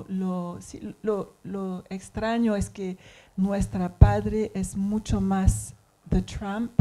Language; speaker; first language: Spanish; non-native, learner; English